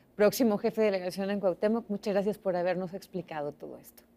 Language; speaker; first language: Spanish; native; Spanish